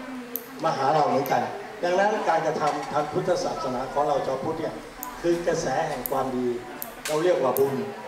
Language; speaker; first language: Thai; native; Thai